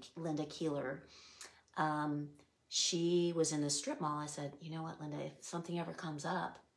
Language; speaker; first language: English; native; English